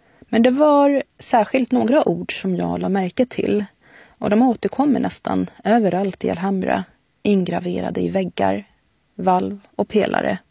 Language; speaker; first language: Swedish; early bilingual, other home language; Arabic